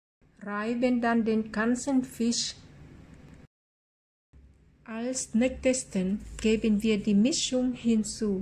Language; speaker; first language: German; non-native, fluent; Vietnamese